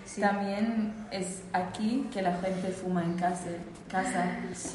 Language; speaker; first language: Spanish; non-native, learner; Swedish